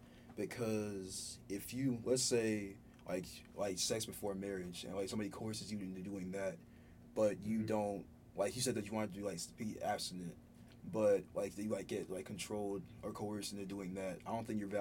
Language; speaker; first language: English; early bilingual, other home language; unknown